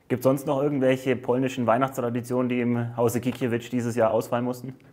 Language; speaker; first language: German; native; German